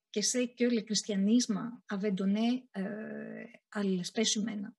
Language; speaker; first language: French; non-native, fluent; Greek